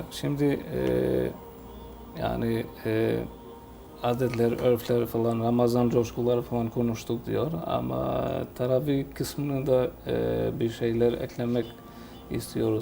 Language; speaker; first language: Turkish; non-native, fluent; Albanian